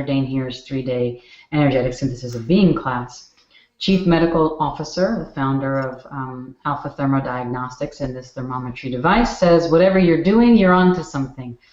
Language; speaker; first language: English; native; English